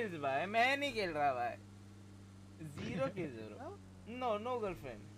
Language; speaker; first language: English; non-native, local second language; Hindi